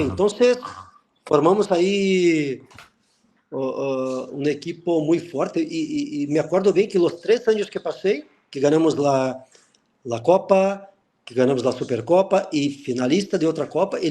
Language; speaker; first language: Spanish; non-native, fluent; Portuguese